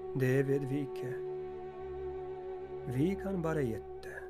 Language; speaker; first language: Norwegian; non-native, fluent; Polish